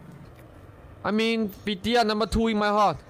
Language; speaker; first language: English; non-native, learner; Chinese